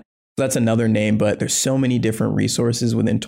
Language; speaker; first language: English; native; English